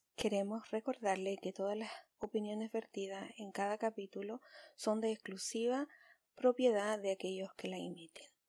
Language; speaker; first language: Spanish; native; Spanish